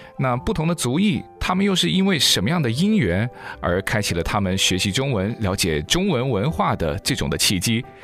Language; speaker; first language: Chinese; native; Chinese